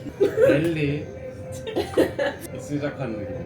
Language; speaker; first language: Turkish; non-native, fluent; Korean